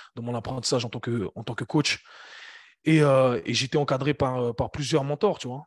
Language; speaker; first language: French; native; French